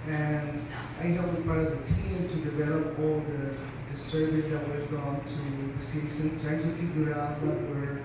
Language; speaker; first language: English; non-native, fluent; Spanish